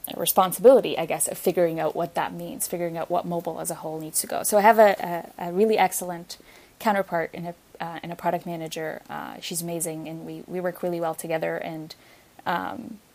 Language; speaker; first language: English; non-native, fluent; Arabic